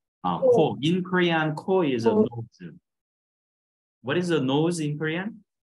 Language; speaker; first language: English; non-native, fluent; Korean